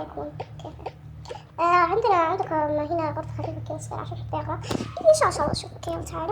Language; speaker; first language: Arabic; native; Arabic